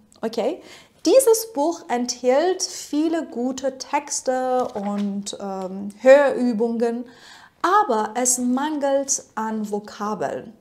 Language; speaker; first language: German; non-native, fluent; Persian